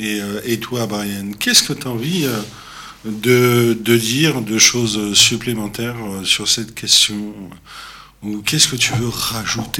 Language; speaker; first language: French; native; French